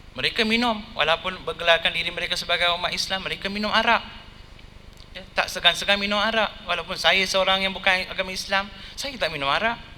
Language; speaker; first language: Malay; non-native, local second language; Tamil